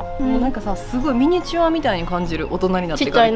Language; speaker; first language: Japanese; native; Japanese